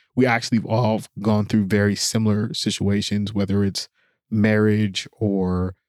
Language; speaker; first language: English; native; English